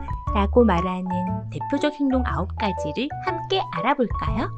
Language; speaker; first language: Korean; native; Korean